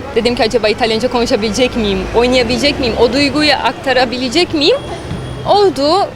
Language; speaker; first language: Turkish; non-native, fluent; Portuguese